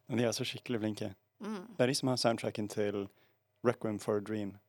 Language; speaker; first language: Norwegian; native; Norwegian